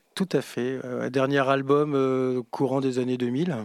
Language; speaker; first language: French; native; French